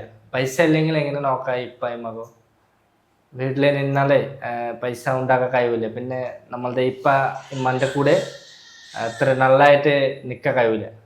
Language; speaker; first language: Malayalam; non-native, learner; Bangla